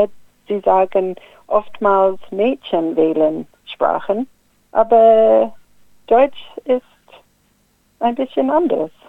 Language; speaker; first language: German; non-native, fluent; English